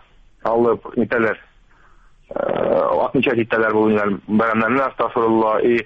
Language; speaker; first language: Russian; non-native, local second language; Tatar